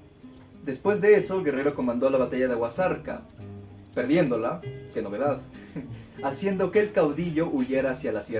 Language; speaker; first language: Spanish; native; Spanish